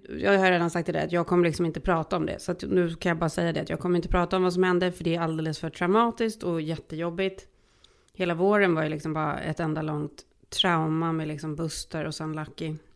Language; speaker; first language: Swedish; native; Swedish